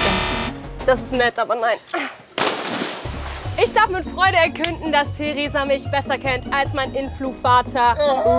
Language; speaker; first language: German; early bilingual, other home language; Turkish